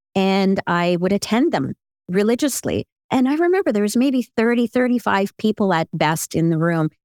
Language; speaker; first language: English; early bilingual, other home language; Ukrainian